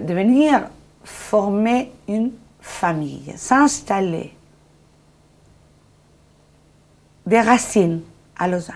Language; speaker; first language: French; non-native, fluent; Spanish